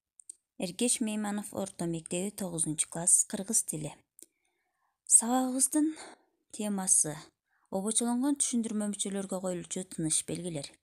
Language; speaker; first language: Kyrgyz; native; Kyrgyz